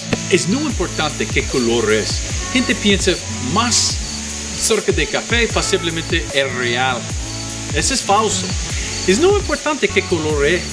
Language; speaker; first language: Spanish; non-native, learner; English